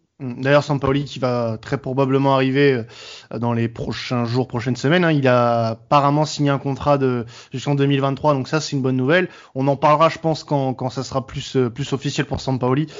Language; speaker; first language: French; native; French